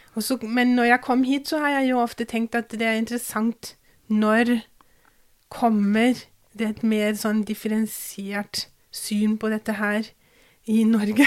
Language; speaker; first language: Norwegian; non-native, fluent; German